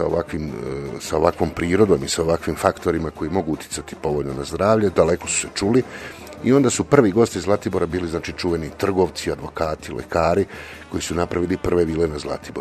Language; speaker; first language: Serbian; native; Serbian